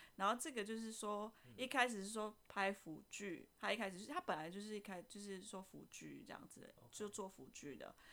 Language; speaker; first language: Chinese; non-native, fluent; Indonesian